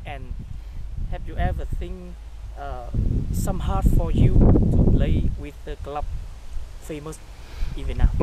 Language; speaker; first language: English; non-native, learner; Vietnamese